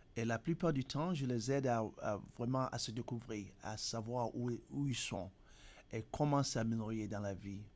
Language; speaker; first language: French; native; French